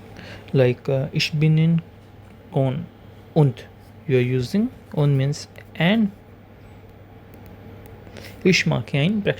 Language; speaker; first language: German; non-native, learner; Hindi